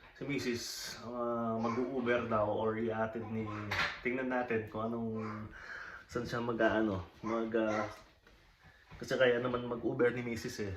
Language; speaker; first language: Filipino; native; Filipino